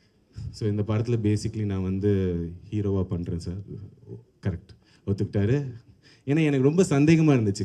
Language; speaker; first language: Tamil; native; Tamil